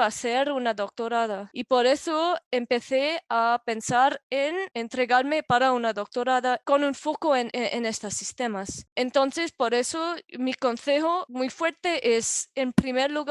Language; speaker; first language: Spanish; non-native, fluent; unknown